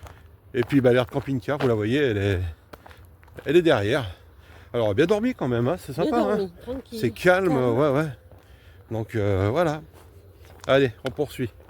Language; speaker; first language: French; native; French